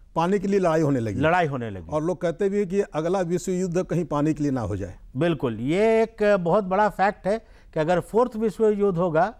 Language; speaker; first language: Hindi; native; Hindi